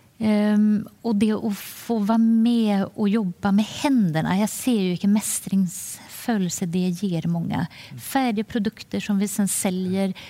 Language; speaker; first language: Swedish; native; Swedish